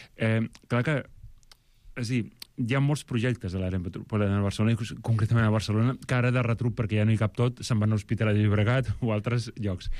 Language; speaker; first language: Catalan; native; Catalan